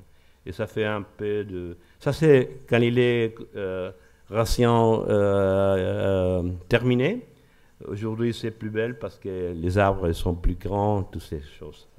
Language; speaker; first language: French; non-native, learner; Spanish